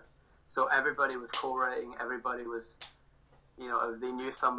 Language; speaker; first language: English; native; English